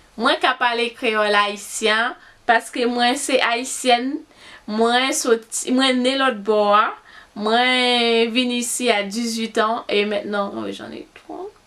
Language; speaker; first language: French; non-native, local second language; Haitian Creole